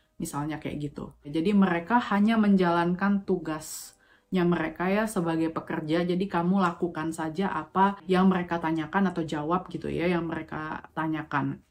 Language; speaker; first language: Indonesian; native; Indonesian